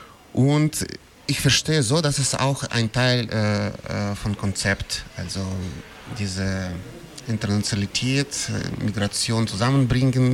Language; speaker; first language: German; non-native, fluent; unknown